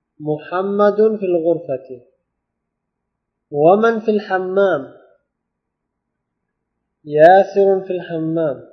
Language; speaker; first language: Arabic; non-native, fluent; Uzbek